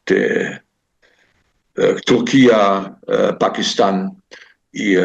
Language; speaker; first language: Spanish; non-native, fluent; German